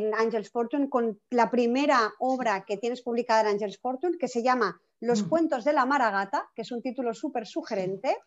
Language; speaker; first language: Spanish; native; Spanish